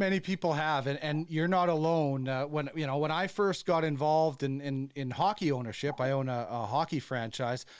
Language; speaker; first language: English; native; English